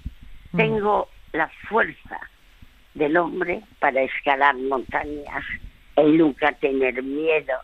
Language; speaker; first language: Spanish; early bilingual, other home language; French